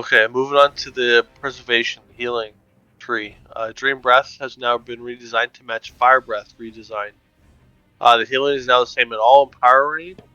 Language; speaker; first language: English; native; English